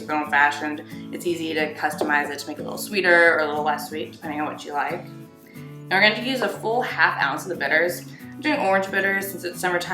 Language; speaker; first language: English; native; English